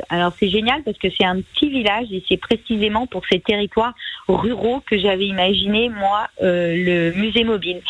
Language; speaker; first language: French; native; French